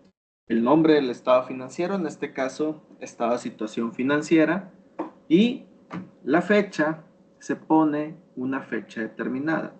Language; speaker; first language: Spanish; native; Spanish